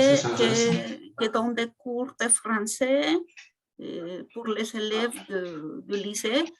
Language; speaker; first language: French; non-native, fluent; Spanish